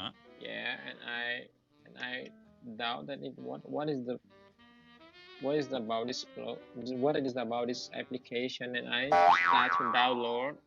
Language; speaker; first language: English; non-native, learner; Thai